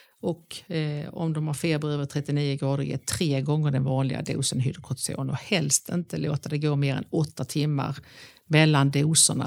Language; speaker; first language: Swedish; native; Swedish